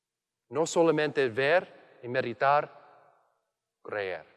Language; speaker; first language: Spanish; non-native, learner; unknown